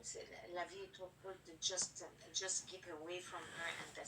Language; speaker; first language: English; non-native, fluent; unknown